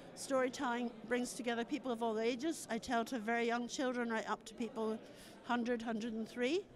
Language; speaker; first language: English; native; English